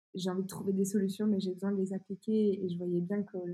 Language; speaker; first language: French; native; French